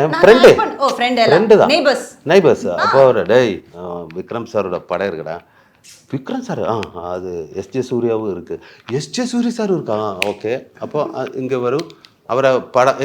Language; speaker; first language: Tamil; non-native, learner; Malayalam